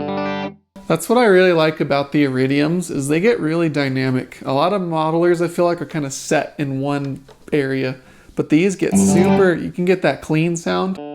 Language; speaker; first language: English; native; English